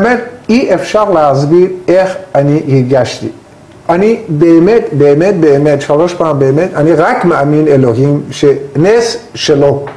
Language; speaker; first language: Hebrew; non-native, learner; Persian